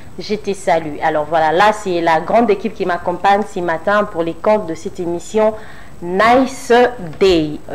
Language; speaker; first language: French; non-native, local second language; Lingala